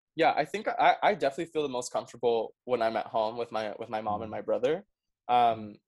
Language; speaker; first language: English; early bilingual, other home language; Spanish